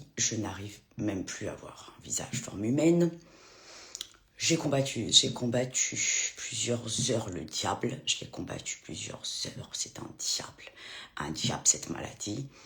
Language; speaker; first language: French; native; French